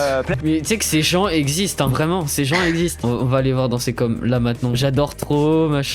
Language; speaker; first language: French; native; French